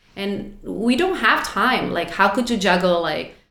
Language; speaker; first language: English; non-native, fluent; Spanish